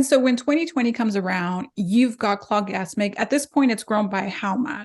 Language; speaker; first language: English; native; English